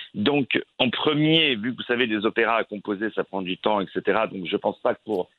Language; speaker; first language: French; native; French